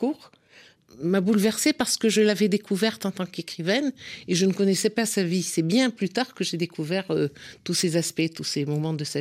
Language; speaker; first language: French; non-native, local second language; Arabic